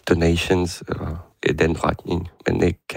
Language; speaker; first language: Danish; non-native, learner; Ukrainian